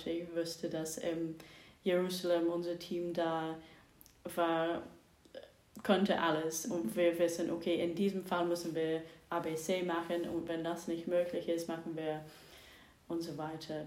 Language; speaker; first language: German; non-native, fluent; English